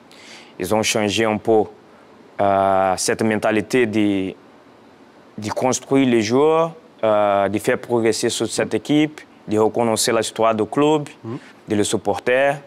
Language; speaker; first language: French; non-native, fluent; Portuguese